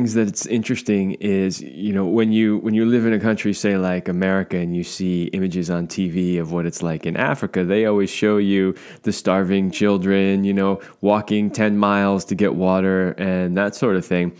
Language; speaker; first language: English; native; English